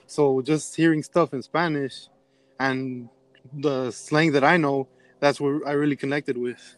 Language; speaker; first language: English; early bilingual, other home language; Spanish